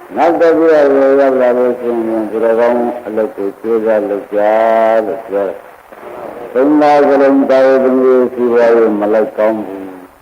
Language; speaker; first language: Burmese; native; Burmese